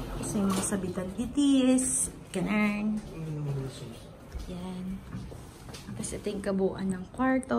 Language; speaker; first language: Filipino; native; Filipino